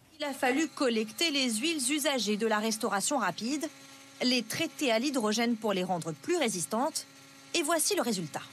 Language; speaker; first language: French; native; French